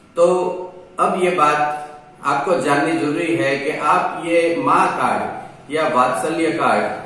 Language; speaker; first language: Hindi; non-native, local second language; Gujarati